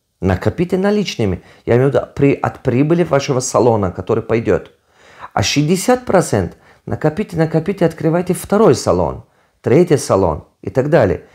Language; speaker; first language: Russian; non-native, local second language; Tajik